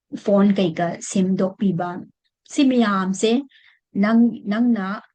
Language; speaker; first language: Manipuri; non-native, local second language; Rongmei Naga